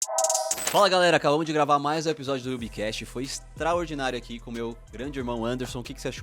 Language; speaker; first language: Portuguese; native; Portuguese